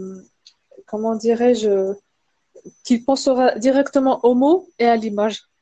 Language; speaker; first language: French; non-native, local second language; Arabic